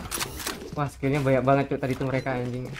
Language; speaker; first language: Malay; non-native, local second language; Javanese